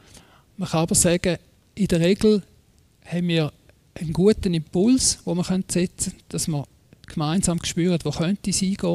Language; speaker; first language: German; native; German